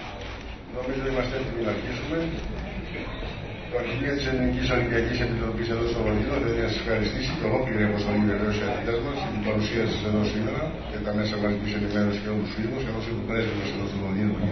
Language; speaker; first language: Greek; native; Greek